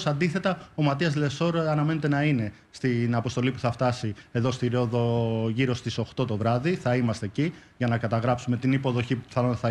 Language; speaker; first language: Greek; native; Greek